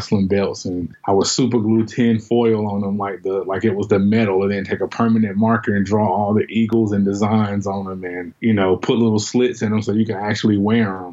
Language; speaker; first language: English; native; English